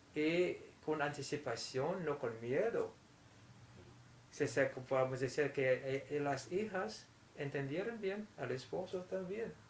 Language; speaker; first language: Spanish; non-native, fluent; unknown